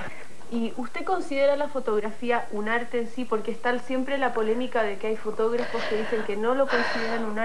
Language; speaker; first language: Spanish; native; Spanish